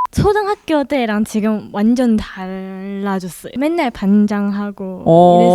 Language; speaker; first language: Korean; non-native, learner; English